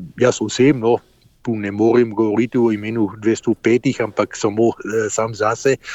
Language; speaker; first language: Slovenian; native; Slovenian